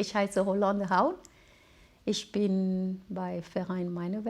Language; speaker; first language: German; non-native, fluent; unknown